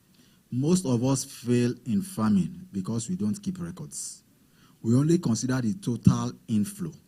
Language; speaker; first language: English; non-native, local second language; Yoruba